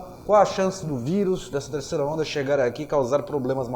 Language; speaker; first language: Portuguese; native; Portuguese